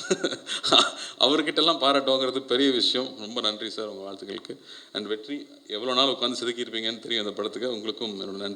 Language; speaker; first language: Tamil; native; Tamil